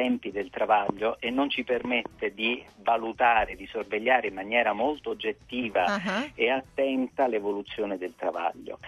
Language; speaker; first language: Italian; native; Italian